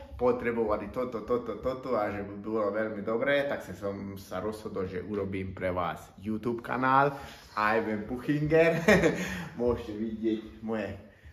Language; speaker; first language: Slovak; non-native, local second language; Hungarian